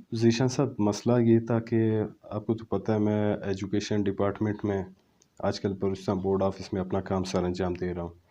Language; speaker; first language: Urdu; non-native, local second language; Brahui